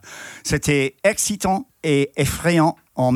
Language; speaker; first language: French; non-native, fluent; English